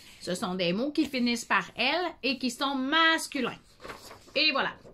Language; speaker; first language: French; native; French